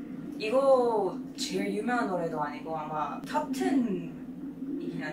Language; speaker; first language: Korean; non-native, fluent; English